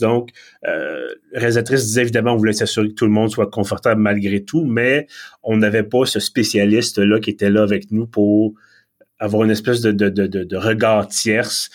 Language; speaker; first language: French; native; French